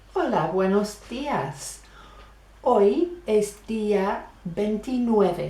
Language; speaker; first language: Spanish; non-native, fluent; English